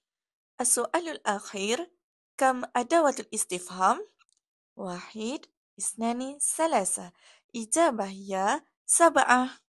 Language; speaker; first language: Arabic; non-native, fluent; Malay